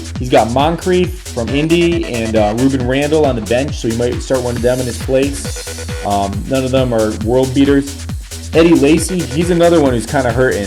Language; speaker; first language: English; native; English